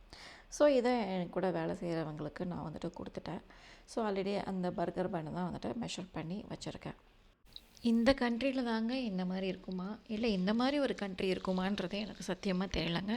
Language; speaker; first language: Tamil; native; Tamil